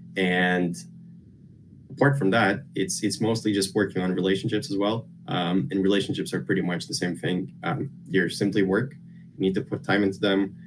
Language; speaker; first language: English; non-native, fluent; Lithuanian